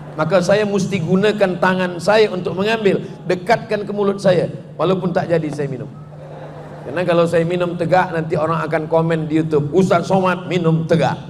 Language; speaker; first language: Malay; native; Malay